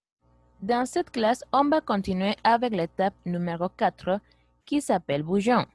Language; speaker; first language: French; non-native, fluent; Spanish